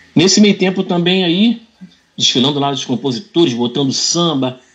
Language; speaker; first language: Portuguese; native; Portuguese